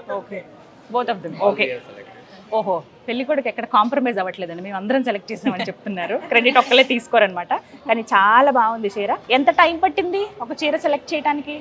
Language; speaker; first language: Telugu; native; Telugu